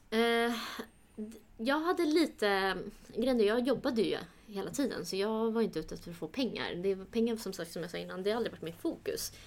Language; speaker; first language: Swedish; early bilingual, other home language; Kurdish